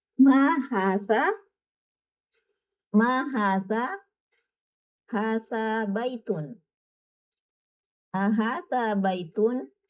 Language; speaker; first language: Arabic; non-native, learner; Indonesian